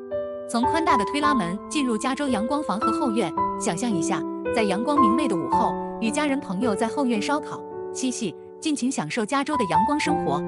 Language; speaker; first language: Chinese; native; Chinese